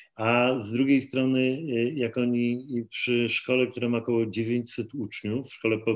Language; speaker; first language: Polish; native; Polish